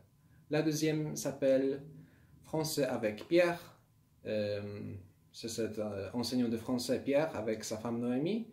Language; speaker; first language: French; non-native, learner; Polish